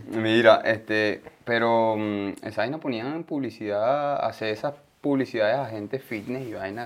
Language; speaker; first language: Spanish; native; Spanish